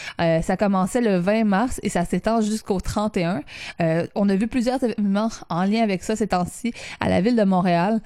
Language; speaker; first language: French; native; French